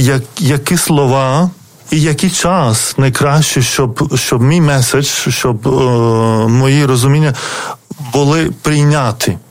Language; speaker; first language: Ukrainian; non-native, fluent; Lithuanian